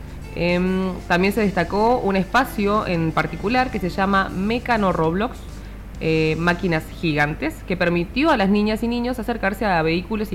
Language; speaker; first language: Spanish; native; Spanish